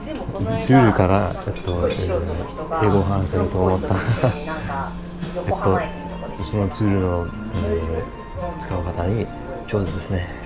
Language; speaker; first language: Japanese; non-native, learner; English